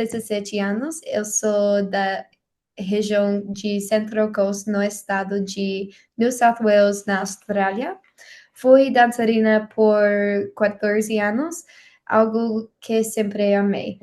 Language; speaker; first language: Portuguese; non-native, learner; English